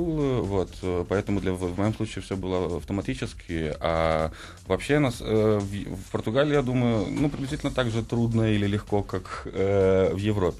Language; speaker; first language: Russian; native; Russian